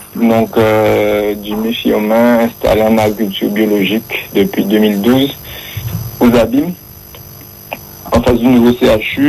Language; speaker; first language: French; native; French